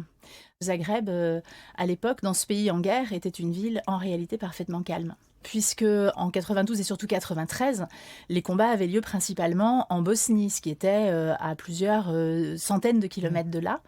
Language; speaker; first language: French; native; French